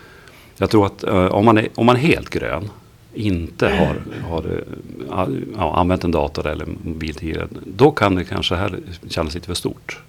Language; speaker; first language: Swedish; native; Swedish